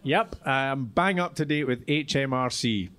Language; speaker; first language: English; native; English